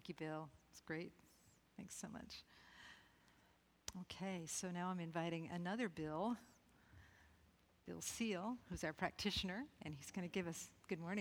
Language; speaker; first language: English; native; English